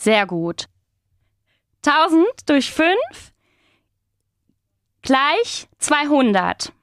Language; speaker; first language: German; non-native, fluent; Spanish